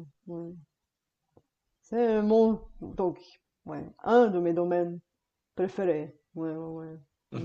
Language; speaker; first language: French; non-native, fluent; Bulgarian